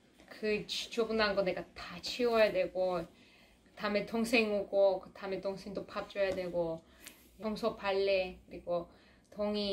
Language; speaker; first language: Korean; non-native, fluent; Russian